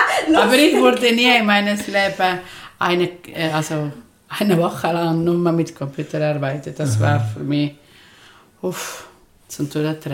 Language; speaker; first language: German; non-native, learner; Spanish